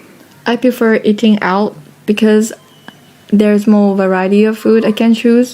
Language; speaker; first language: English; non-native, fluent; Thai